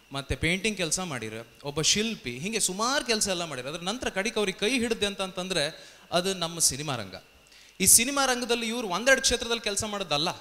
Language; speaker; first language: Kannada; native; Kannada